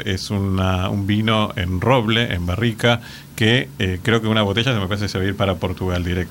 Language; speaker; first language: Spanish; native; Spanish